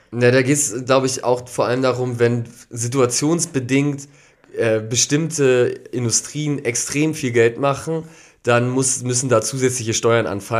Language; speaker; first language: German; native; German